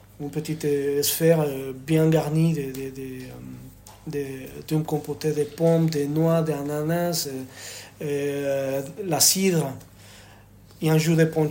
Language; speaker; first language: French; non-native, fluent; Spanish